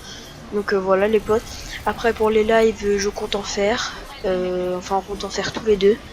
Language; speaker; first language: French; native; French